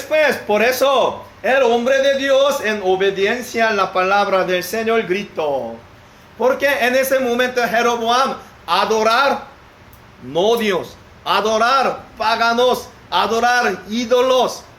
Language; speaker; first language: Spanish; non-native, learner; Korean